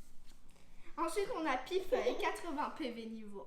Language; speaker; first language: French; native; French